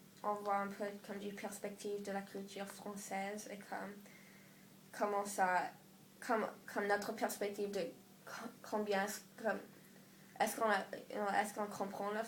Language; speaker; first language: French; non-native, learner; English